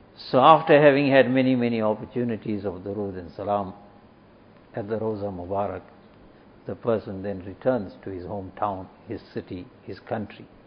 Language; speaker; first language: English; native; English